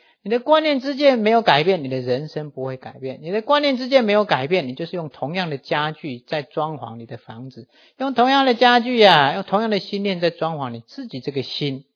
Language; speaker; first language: Chinese; native; Chinese